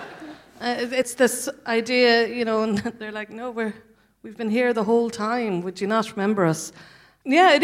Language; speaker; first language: English; native; English